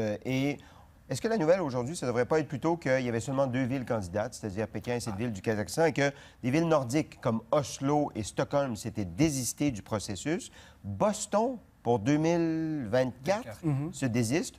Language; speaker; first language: French; native; French